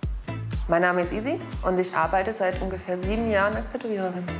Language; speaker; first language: German; native; German